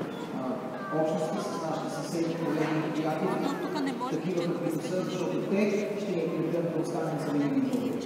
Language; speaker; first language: Bulgarian; native; Bulgarian